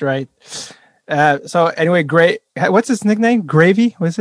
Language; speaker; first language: English; non-native, fluent; French